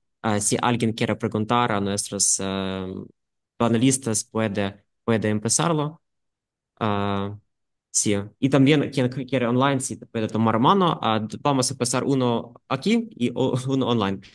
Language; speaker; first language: Spanish; non-native, fluent; Ukrainian